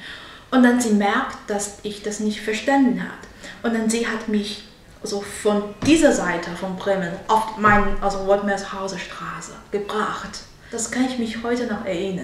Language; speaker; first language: German; non-native, learner; Chinese